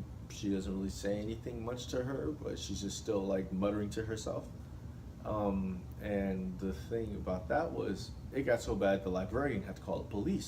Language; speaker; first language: English; native; English